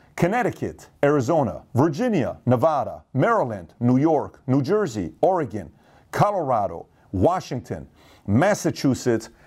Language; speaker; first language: English; native; English